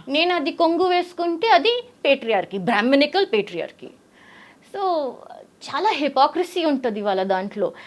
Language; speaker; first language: Telugu; early bilingual, heritage; Telugu